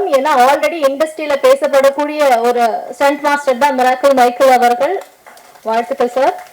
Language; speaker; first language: Tamil; native; Tamil